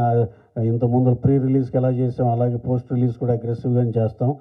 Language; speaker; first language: Telugu; native; Telugu